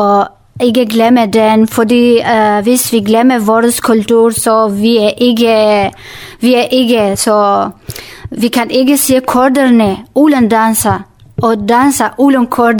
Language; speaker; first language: Danish; non-native, learner; Kurdish